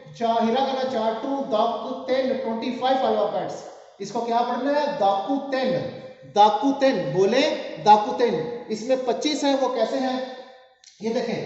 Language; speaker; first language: Urdu; native; Urdu